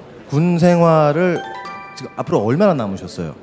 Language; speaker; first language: Korean; native; Korean